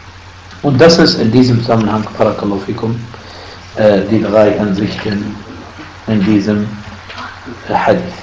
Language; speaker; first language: German; non-native, fluent; Arabic